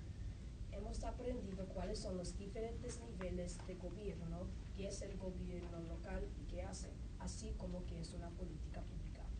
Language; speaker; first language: Spanish; early bilingual, other home language; English